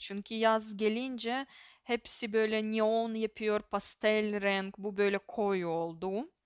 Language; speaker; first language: Turkish; non-native, fluent; Russian